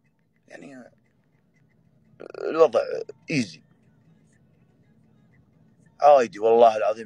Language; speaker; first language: Arabic; native; Arabic